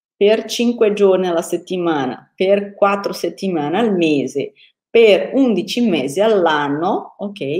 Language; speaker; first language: Italian; non-native, fluent; Portuguese